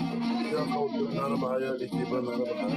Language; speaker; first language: Arabic; native; Arabic